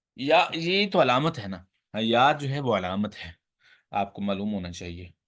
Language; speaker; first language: Urdu; native; Urdu